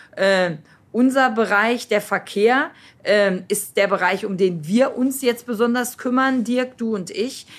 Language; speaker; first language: German; native; German